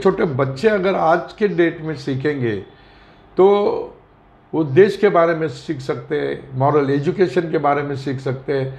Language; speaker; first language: Hindi; non-native, local second language; Marathi